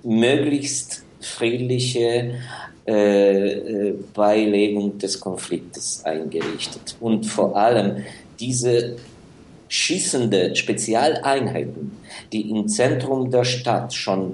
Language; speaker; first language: German; non-native, fluent; Ukrainian